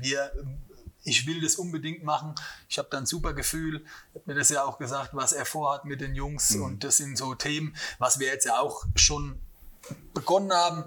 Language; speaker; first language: German; native; German